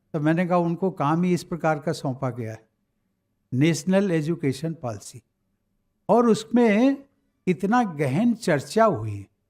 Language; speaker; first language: Hindi; native; Hindi